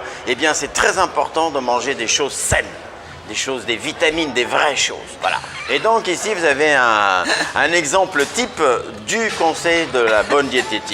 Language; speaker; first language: French; native; French